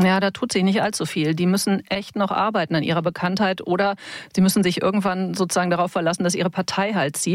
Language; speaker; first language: German; native; German